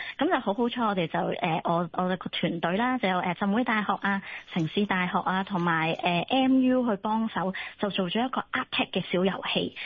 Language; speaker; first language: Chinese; non-native, local second language; Cantonese